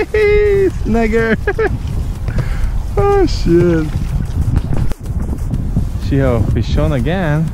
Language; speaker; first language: English; non-native, learner; Ukrainian